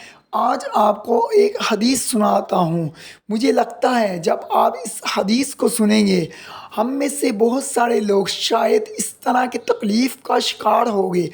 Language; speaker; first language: Urdu; native; Urdu